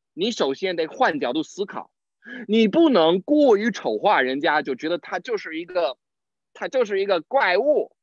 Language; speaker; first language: Chinese; non-native, fluent; English